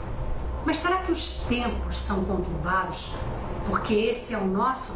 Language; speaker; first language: Portuguese; native; Portuguese